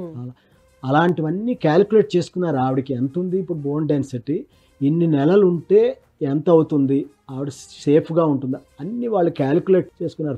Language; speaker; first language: Telugu; native; Telugu